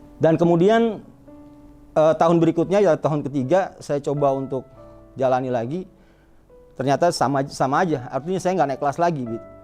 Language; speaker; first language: Indonesian; native; Indonesian